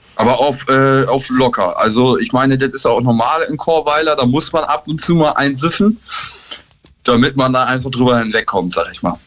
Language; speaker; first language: German; native; German